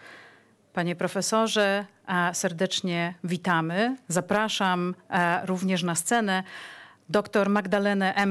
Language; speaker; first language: Polish; native; Polish